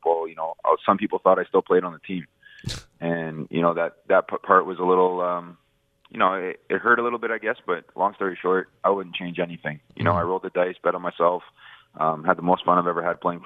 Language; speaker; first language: English; native; English